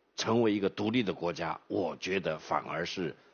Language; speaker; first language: Chinese; native; Chinese